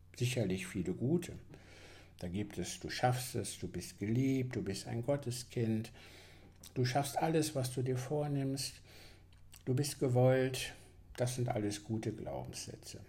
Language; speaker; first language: German; native; German